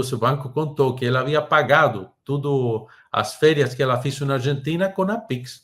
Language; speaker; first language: Portuguese; non-native, fluent; Spanish